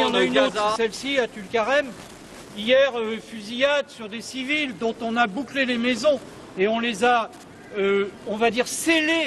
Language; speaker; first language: French; native; French